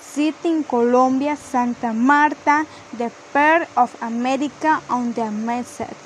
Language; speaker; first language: English; non-native, learner; Spanish